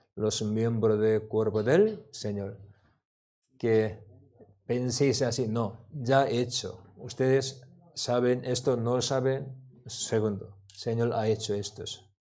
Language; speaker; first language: Spanish; non-native, learner; Korean